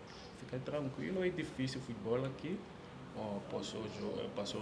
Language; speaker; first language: Portuguese; non-native, learner; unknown